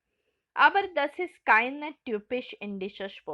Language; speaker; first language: German; non-native, fluent; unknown